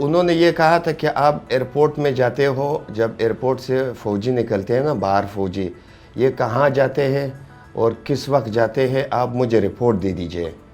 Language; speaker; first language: Hindi; non-native, fluent; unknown